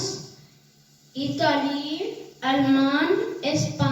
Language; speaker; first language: French; non-native, learner; Arabic